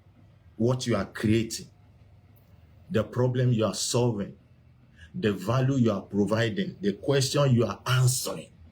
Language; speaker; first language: English; non-native, local second language; Yoruba